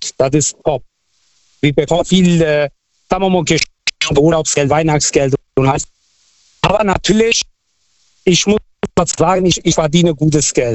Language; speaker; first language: German; non-native, fluent; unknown